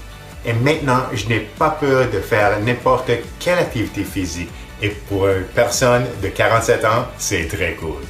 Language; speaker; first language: French; non-native, fluent; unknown